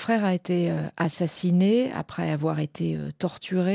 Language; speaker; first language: French; native; French